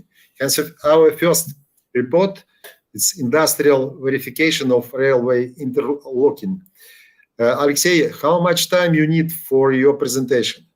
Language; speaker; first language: English; non-native, learner; Ukrainian